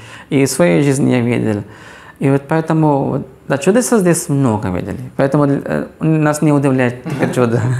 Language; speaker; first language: Russian; non-native, fluent; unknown